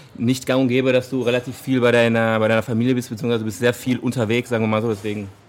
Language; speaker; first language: German; native; German